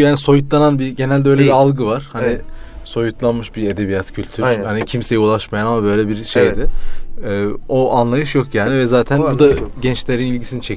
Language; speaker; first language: Turkish; native; Turkish